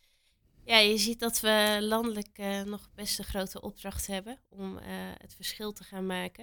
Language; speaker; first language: Dutch; native; Dutch